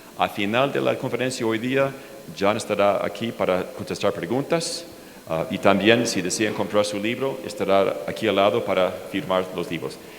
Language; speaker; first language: Spanish; non-native, fluent; English